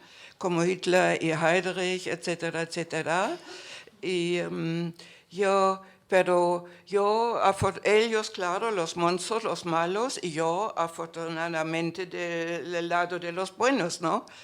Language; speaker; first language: Spanish; non-native, fluent; German